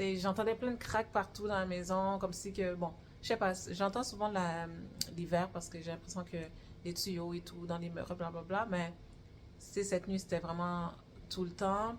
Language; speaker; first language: French; native; French